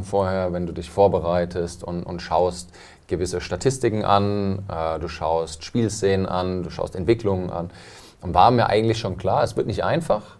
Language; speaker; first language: German; native; German